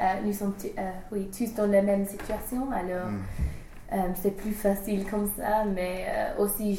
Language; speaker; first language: French; non-native, learner; English